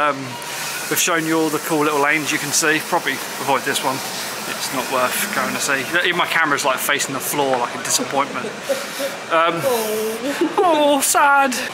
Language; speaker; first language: English; native; English